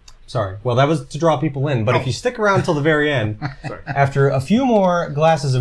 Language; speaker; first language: English; native; English